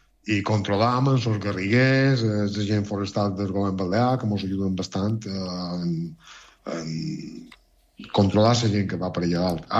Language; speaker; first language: Catalan; native; Catalan